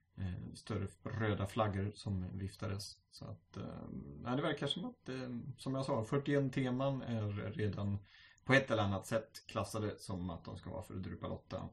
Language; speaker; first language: Swedish; native; Swedish